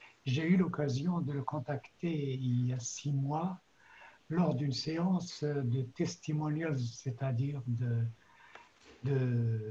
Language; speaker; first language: French; native; French